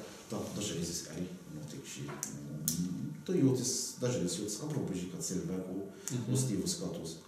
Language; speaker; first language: Latvian; non-native, learner; Arabic